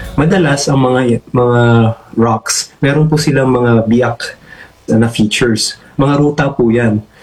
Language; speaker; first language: Filipino; native; Filipino